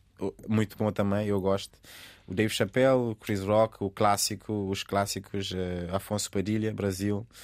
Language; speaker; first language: Portuguese; non-native, local second language; Kabuverdianu